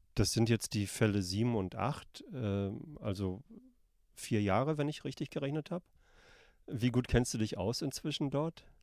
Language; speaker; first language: German; native; German